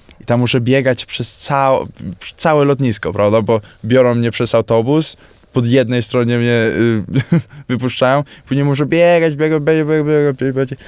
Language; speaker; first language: Polish; early bilingual, heritage; Polish